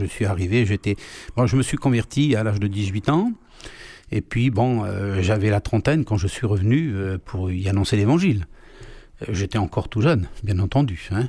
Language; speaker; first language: French; native; French